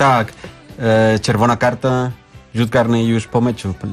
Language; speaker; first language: Polish; non-native, learner; Spanish